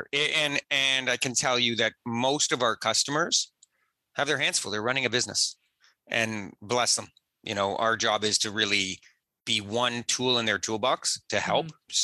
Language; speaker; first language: English; native; English